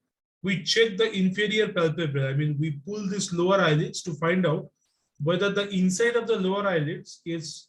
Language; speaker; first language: English; non-native, local second language; Bangla